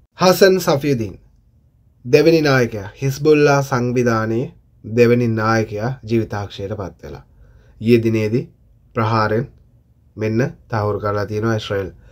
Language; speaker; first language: Sinhala; non-native, local second language; Tamil